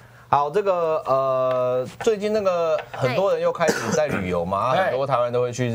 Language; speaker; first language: Chinese; native; Chinese